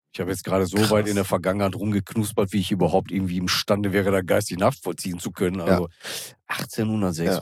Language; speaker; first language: German; native; German